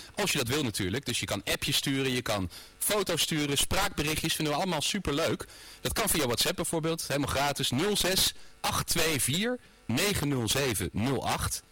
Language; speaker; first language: Dutch; native; Dutch